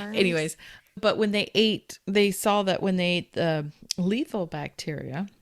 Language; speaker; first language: English; native; English